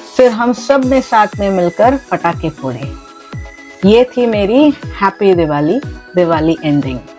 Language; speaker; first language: Hindi; non-native, local second language; Marathi